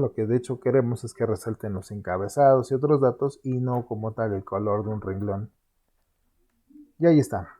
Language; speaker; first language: Spanish; native; Spanish